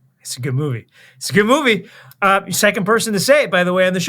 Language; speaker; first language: English; native; English